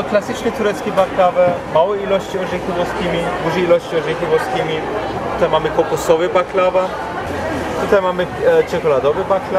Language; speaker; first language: Polish; non-native, learner; Turkish